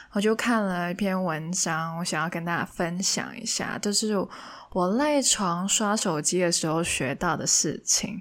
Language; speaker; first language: Chinese; non-native, local second language; Cantonese